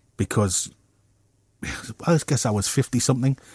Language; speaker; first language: English; native; English